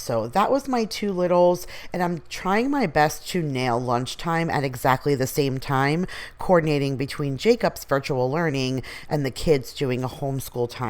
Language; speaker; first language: English; native; English